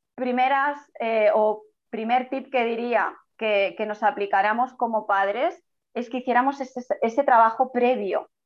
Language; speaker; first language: Spanish; native; Spanish